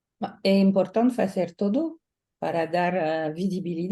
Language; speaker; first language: Portuguese; non-native, learner; Italian